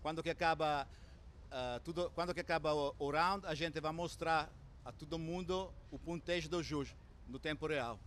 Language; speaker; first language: Portuguese; non-native, fluent; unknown